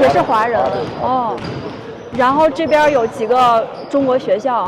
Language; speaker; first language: Chinese; native; Chinese